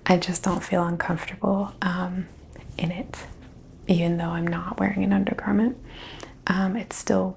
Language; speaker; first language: English; native; English